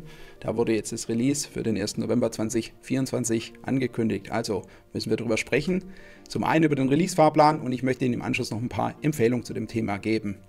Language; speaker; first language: German; native; German